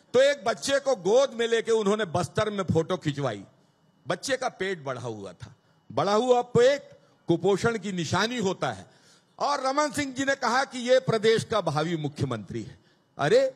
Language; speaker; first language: Hindi; native; Hindi